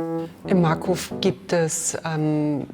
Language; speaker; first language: German; native; German